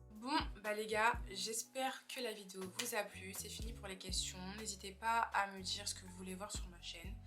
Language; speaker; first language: French; native; French